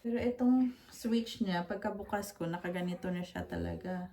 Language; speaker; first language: Filipino; non-native, local second language; Hiligaynon